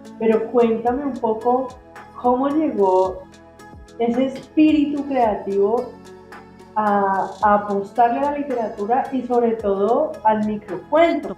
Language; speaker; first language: Spanish; native; Spanish